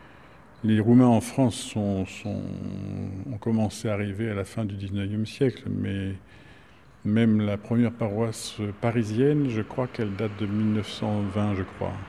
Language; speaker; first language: French; native; French